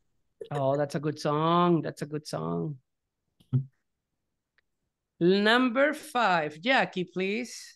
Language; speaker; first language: English; non-native, fluent; Spanish